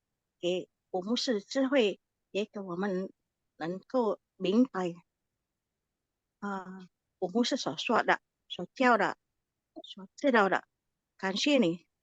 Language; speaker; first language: Chinese; non-native, learner; Indonesian